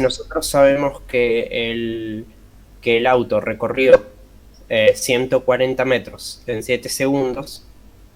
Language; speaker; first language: Spanish; native; Spanish